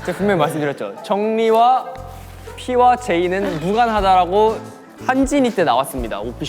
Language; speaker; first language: Korean; native; Korean